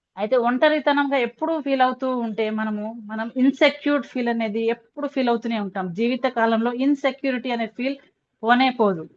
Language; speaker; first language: Telugu; non-native, local second language; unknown